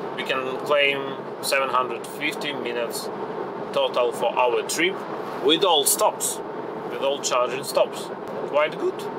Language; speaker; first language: English; non-native, fluent; Ukrainian